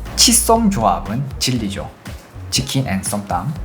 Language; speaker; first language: Korean; native; Korean